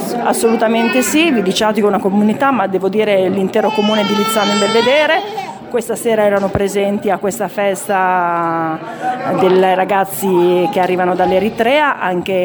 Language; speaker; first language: Italian; native; Italian